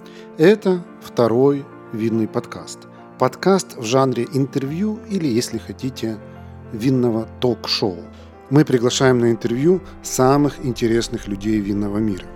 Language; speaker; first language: Russian; native; Russian